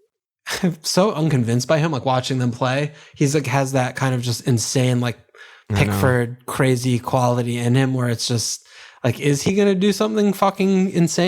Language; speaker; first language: English; native; English